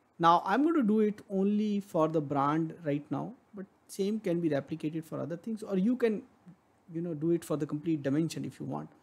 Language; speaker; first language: English; non-native, local second language; Hindi